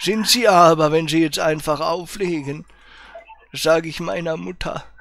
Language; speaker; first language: German; native; German